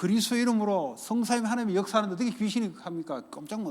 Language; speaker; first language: Korean; native; Korean